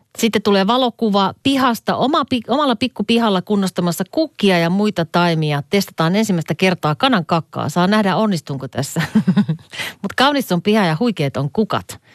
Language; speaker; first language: Finnish; native; Finnish